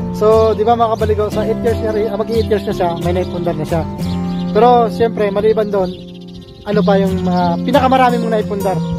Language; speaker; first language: Filipino; native; Filipino